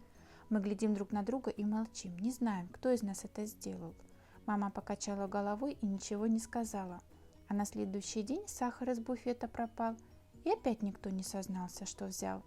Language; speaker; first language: Russian; native; Russian